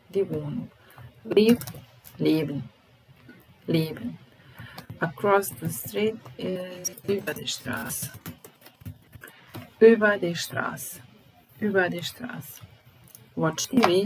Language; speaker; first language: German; non-native, fluent; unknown